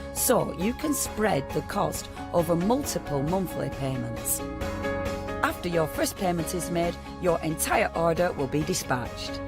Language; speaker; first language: English; native; English